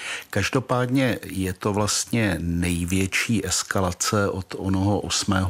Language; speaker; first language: Czech; native; Czech